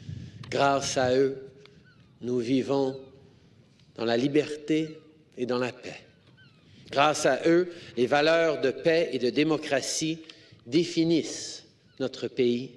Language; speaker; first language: French; native; French